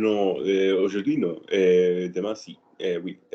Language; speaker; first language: French; non-native, learner; Spanish